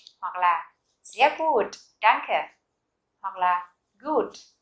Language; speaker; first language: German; non-native, fluent; Vietnamese